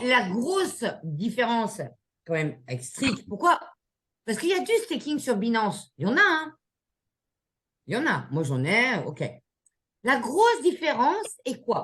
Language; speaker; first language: French; native; French